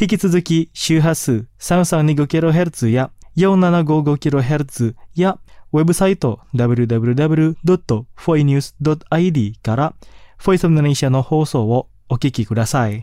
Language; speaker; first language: Japanese; non-native, fluent; Indonesian